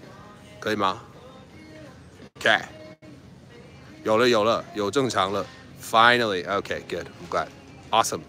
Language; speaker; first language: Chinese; non-native, fluent; English